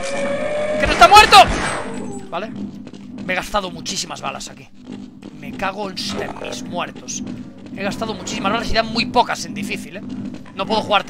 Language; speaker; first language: Spanish; native; Spanish